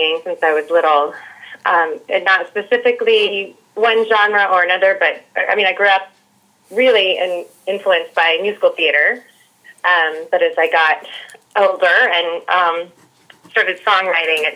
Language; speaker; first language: English; native; English